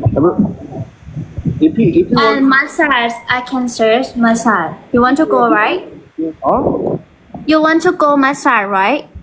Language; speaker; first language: English; non-native, learner; Thai